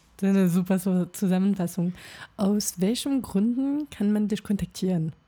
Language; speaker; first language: German; non-native, fluent; French